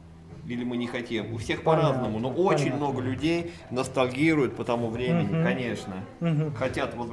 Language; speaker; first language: Russian; native; Russian